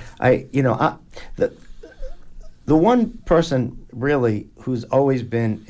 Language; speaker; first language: English; native; English